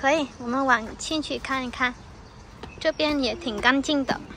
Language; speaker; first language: Chinese; non-native, fluent; Vietnamese